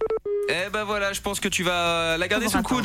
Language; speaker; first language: French; native; French